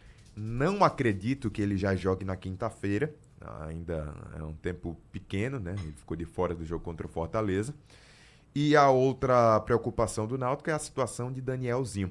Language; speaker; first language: Portuguese; native; Portuguese